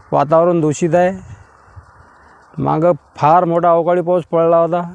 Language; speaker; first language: Marathi; native; Marathi